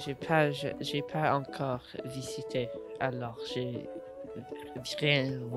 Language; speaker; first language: French; non-native, learner; English